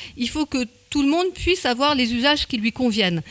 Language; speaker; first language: French; native; French